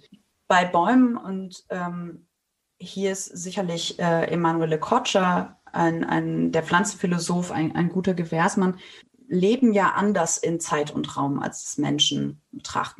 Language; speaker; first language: German; native; German